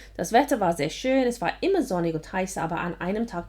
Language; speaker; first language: German; non-native, fluent; English